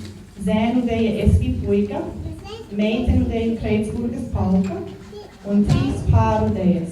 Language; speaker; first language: Latvian; early bilingual, heritage; Latvian